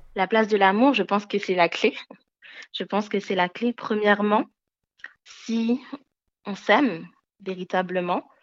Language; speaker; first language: French; early bilingual, other home language; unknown